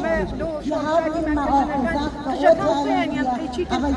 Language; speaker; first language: German; non-native, learner; Persian